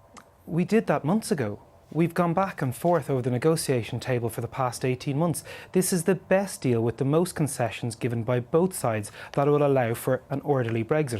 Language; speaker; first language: English; native; English